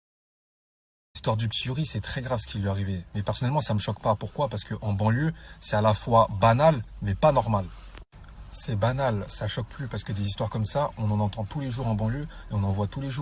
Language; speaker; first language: French; native; French